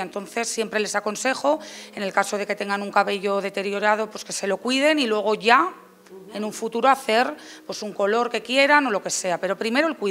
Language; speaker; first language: Spanish; native; Spanish